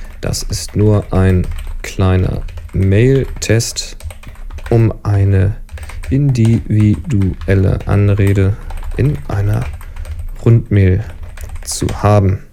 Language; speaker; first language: German; native; German